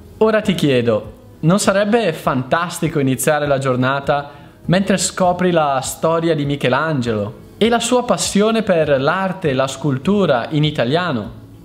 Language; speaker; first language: Italian; native; Italian